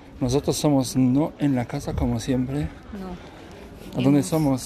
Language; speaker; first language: Spanish; non-native, learner; German